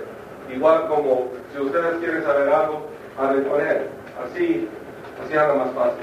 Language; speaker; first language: Spanish; non-native, fluent; English